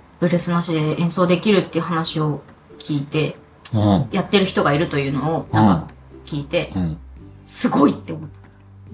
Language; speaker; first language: Japanese; native; Japanese